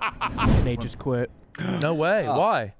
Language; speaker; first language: English; native; English